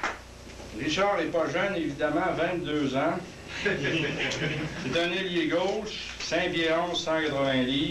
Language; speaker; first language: French; native; French